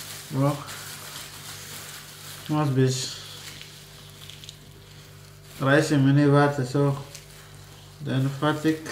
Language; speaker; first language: German; non-native, learner; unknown